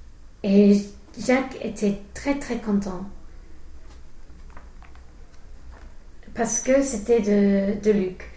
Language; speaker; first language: French; non-native, learner; English